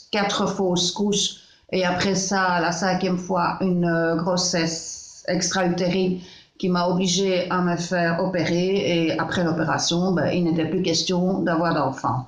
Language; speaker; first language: French; native; French